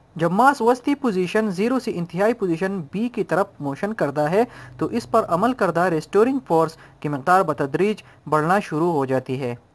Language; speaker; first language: Urdu; non-native, local second language; Pashto